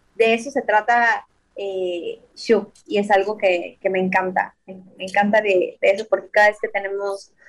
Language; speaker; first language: Spanish; native; Spanish